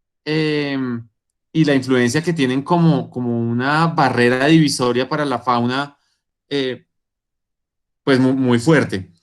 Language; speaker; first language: Spanish; native; Spanish